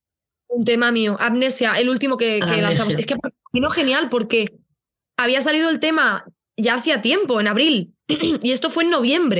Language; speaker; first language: Spanish; native; Spanish